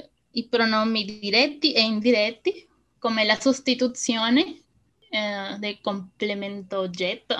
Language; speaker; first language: Italian; non-native, fluent; Spanish